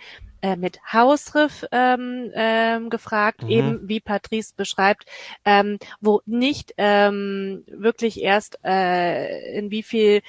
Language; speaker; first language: German; native; German